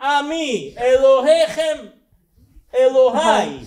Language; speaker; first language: Hebrew; non-native, fluent; Russian